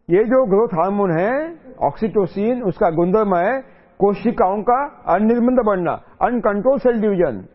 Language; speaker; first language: Hindi; non-native, local second language; Marathi